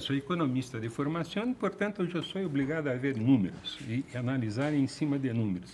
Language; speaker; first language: Spanish; non-native, fluent; Portuguese